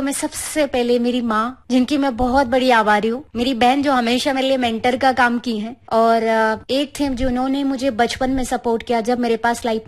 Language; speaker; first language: Hindi; native; Hindi